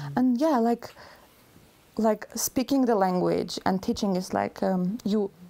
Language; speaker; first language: English; non-native, fluent; Armenian